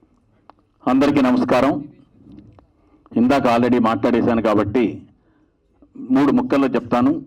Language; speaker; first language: Telugu; native; Telugu